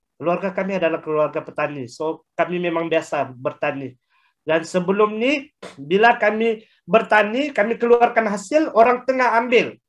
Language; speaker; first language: Malay; native; Malay